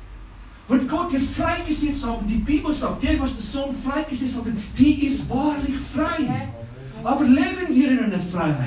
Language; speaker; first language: German; non-native, fluent; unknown